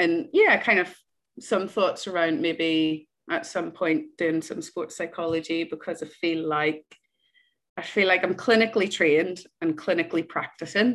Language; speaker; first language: English; native; English